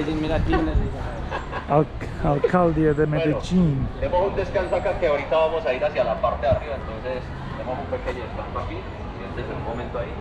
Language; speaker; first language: Spanish; non-native, learner; Turkish